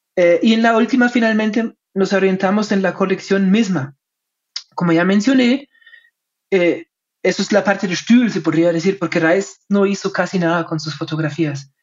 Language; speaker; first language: Spanish; non-native, fluent; German